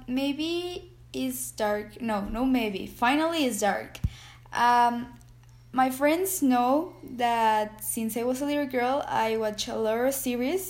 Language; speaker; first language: English; non-native, learner; Spanish